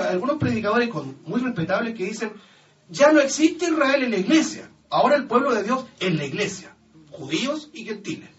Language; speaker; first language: Spanish; native; Spanish